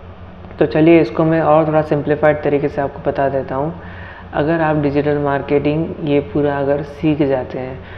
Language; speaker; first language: Hindi; native; Hindi